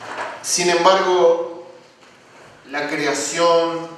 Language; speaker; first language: Spanish; native; Spanish